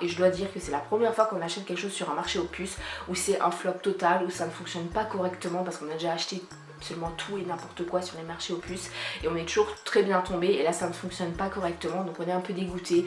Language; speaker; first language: French; native; French